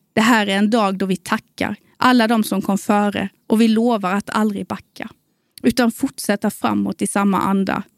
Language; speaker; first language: Swedish; native; Swedish